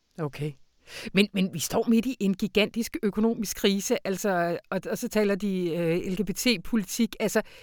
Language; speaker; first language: Danish; native; Danish